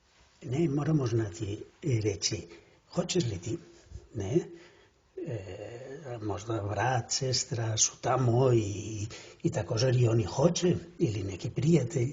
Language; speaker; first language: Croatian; non-native, fluent; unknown